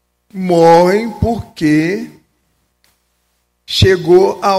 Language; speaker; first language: Portuguese; native; Portuguese